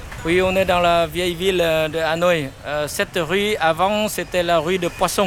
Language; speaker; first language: French; non-native, fluent; Vietnamese